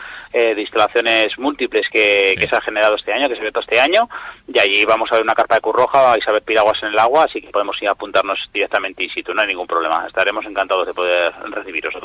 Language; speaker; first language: Spanish; native; Spanish